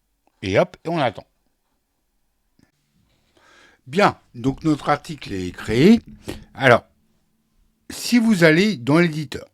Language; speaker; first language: French; native; French